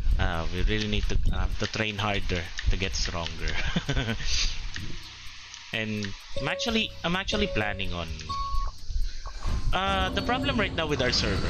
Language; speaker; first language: English; non-native, local second language; Filipino